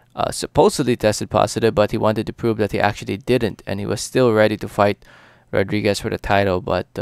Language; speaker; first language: English; early bilingual, other home language; Filipino